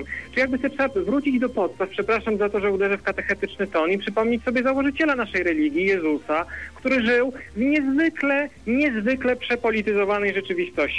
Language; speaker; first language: Polish; native; Polish